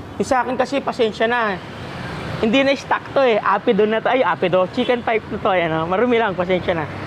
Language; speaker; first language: Filipino; non-native, local second language; Pampanga